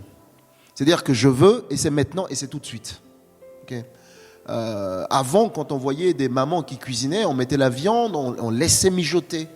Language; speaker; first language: French; native; French